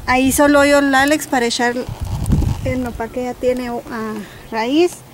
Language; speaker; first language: Spanish; early bilingual, heritage; Spanish